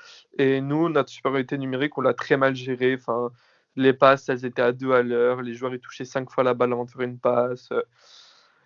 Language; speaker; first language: French; native; French